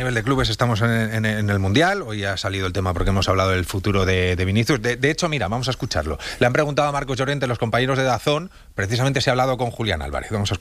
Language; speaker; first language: Spanish; native; Spanish